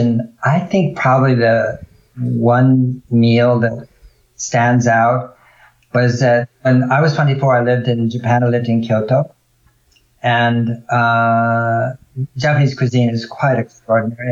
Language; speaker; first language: English; native; English